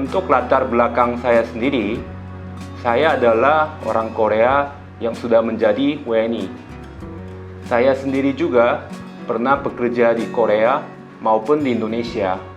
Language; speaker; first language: Indonesian; non-native, fluent; Korean